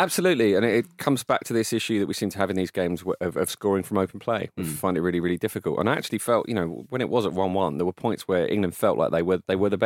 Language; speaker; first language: English; native; English